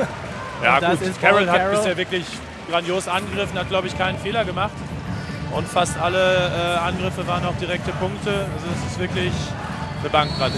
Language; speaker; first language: German; native; German